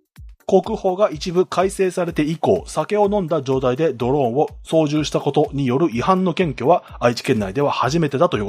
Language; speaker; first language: Japanese; native; Japanese